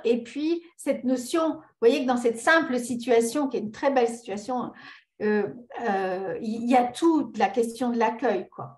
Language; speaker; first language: French; early bilingual, other home language; Spanish